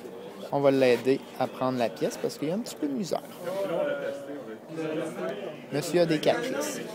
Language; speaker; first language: French; native; French